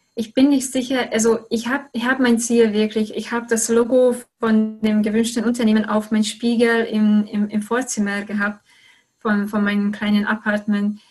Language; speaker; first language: German; non-native, fluent; Hungarian